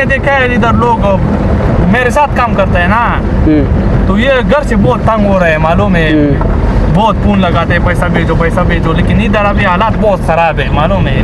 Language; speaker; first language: Hindi; non-native, fluent; Pashto